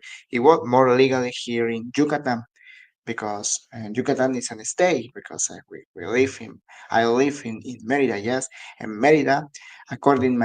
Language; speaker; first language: English; non-native, learner; Spanish